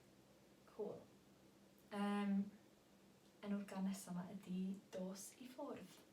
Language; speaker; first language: Welsh; native; Welsh